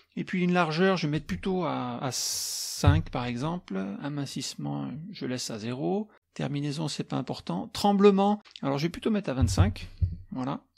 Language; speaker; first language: French; native; French